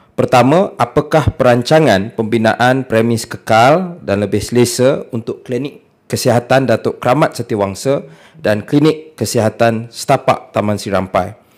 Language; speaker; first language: Malay; native; Malay